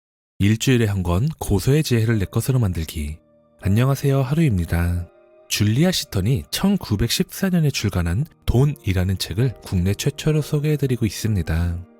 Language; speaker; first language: Korean; native; Korean